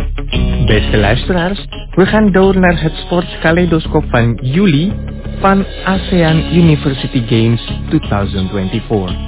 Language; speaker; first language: Dutch; non-native, fluent; Indonesian